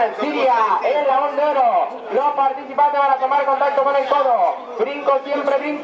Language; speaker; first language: Spanish; native; Spanish